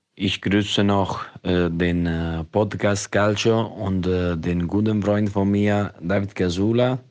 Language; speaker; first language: German; non-native, fluent; Italian